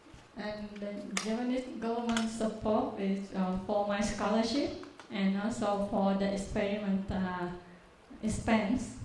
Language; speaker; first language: English; non-native, learner; Vietnamese